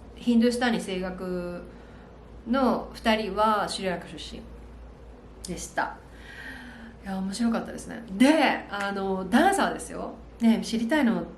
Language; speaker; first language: Japanese; native; Japanese